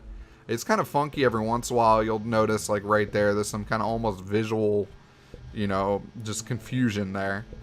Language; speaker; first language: English; native; English